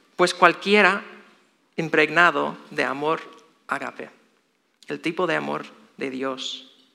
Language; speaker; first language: Spanish; non-native, fluent; English